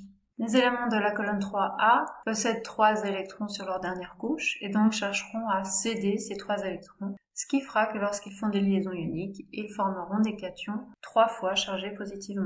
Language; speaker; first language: French; native; French